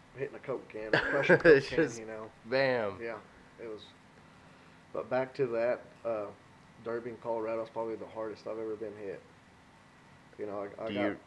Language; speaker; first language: English; native; English